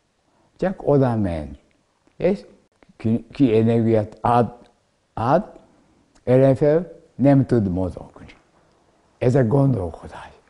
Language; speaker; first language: Hungarian; non-native, learner; Japanese